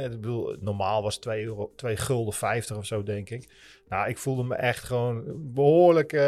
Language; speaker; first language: Dutch; native; Dutch